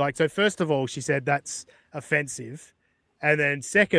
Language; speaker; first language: English; native; English